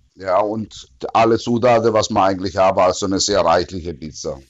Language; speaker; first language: German; non-native, fluent; Italian